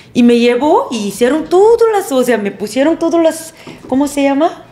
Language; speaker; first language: Spanish; non-native, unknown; Korean